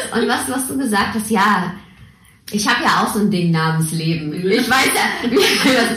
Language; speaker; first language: German; early bilingual, other home language; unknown